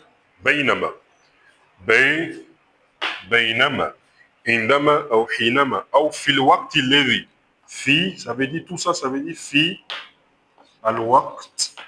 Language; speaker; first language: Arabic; non-native, fluent; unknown